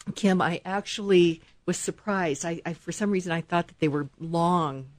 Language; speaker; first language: English; native; English